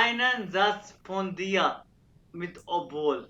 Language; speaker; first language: German; non-native, fluent; Urdu